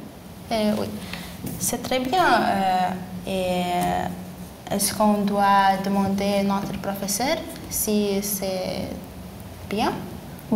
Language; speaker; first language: French; non-native, learner; Lithuanian